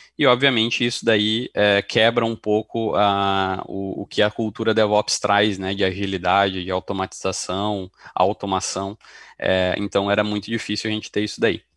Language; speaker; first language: Portuguese; native; Portuguese